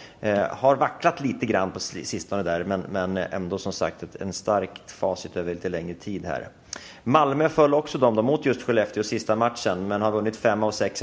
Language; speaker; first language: Swedish; native; Swedish